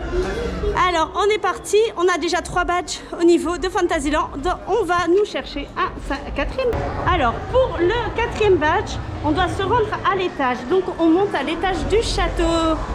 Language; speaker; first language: French; native; French